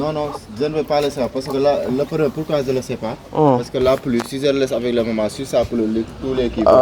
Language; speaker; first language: French; non-native, local second language; Wolof